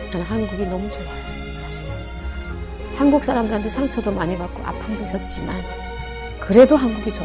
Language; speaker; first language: Korean; native; Korean